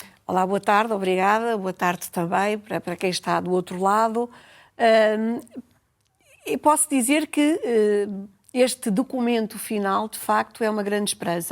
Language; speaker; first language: Portuguese; native; Portuguese